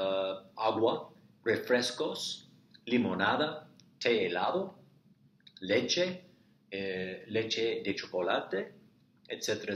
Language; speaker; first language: Spanish; non-native, fluent; English